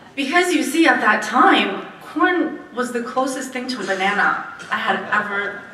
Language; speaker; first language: English; early bilingual, other home language; Romanian